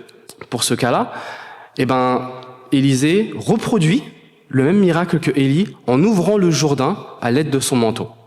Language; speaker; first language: French; native; French